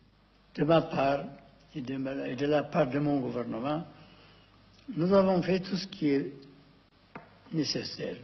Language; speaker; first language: French; non-native, fluent; Amharic